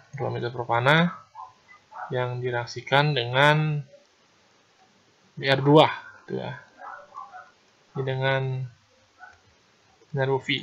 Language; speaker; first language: Indonesian; native; Indonesian